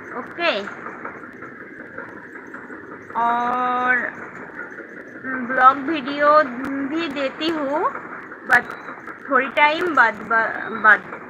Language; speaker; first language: Hindi; non-native, local second language; Bangla